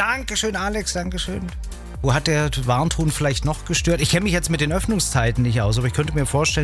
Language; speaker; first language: German; native; German